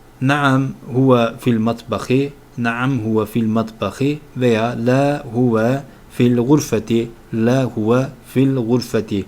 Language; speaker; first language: Arabic; non-native, fluent; Turkish